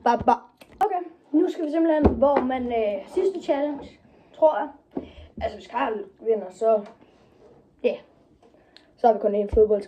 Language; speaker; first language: Danish; native; Danish